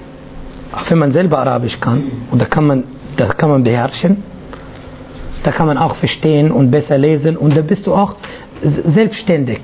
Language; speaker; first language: German; non-native, fluent; Arabic